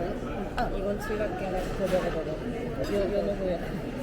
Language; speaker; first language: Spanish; non-native, fluent; Korean